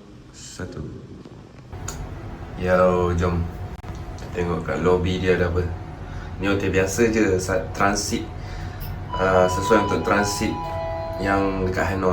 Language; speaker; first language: Malay; native; Malay